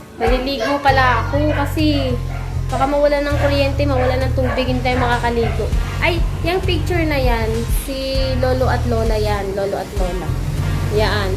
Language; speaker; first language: Filipino; non-native, local second language; Bikol